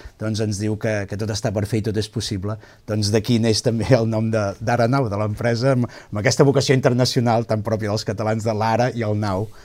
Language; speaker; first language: Catalan; non-native, local second language; Spanish